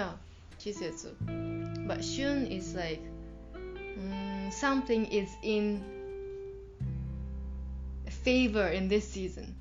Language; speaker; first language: English; non-native, fluent; Japanese